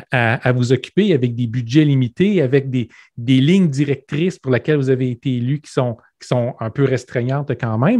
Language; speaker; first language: French; native; French